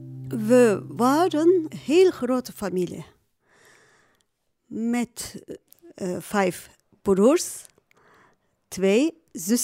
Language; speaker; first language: Dutch; non-native, learner; Turkish